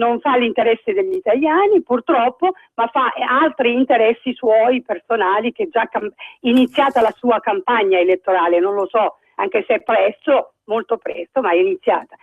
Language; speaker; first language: Italian; non-native, fluent; Arabic